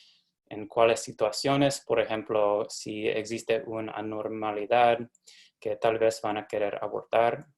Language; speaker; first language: Spanish; non-native, fluent; English